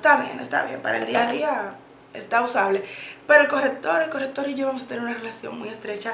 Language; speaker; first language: Spanish; native; Spanish